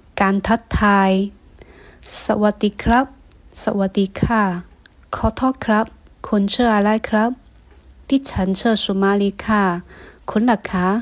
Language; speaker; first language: Thai; non-native, learner; Chinese